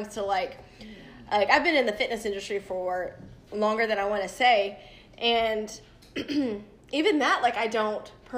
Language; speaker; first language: English; native; English